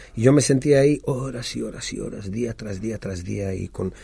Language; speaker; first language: Spanish; early bilingual, other home language; Hebrew